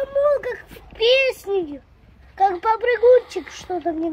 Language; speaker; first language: Russian; early bilingual, heritage; Russian